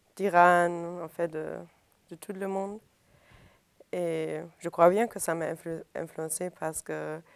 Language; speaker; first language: French; non-native, fluent; German